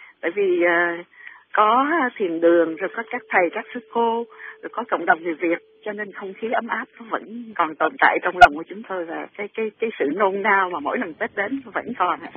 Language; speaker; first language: Vietnamese; native; Vietnamese